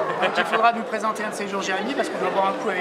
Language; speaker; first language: French; native; French